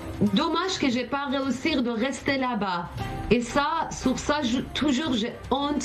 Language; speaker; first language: French; non-native, learner; Persian